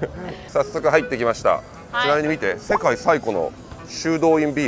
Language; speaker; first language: Japanese; native; Japanese